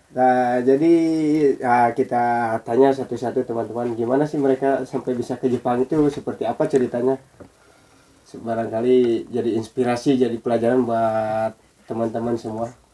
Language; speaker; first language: Indonesian; native; Indonesian